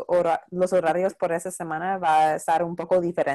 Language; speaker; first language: Spanish; non-native, local second language; English